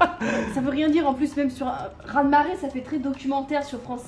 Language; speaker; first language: French; native; French